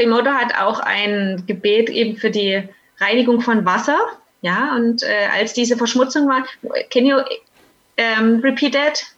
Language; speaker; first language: German; native; German